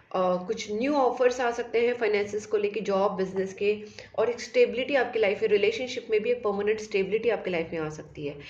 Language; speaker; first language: Hindi; non-native, local second language; Marathi